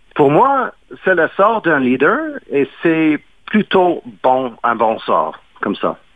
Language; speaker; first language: French; non-native, fluent; English